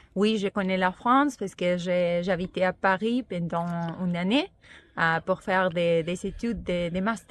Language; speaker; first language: French; non-native, fluent; Spanish